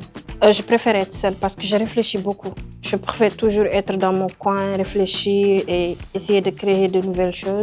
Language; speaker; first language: French; non-native, local second language; Wolof